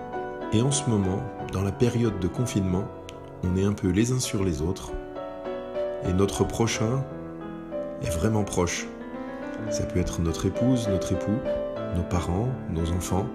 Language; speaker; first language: French; native; French